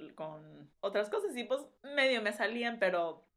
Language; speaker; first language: Spanish; early bilingual, heritage; Spanish